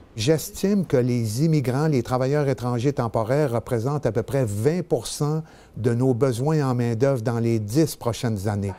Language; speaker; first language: French; native; French